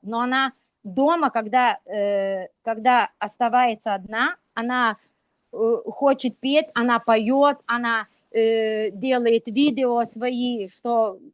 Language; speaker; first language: Russian; non-native, local second language; Lithuanian